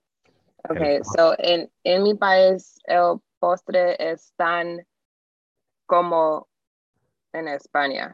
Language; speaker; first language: Spanish; non-native, learner; English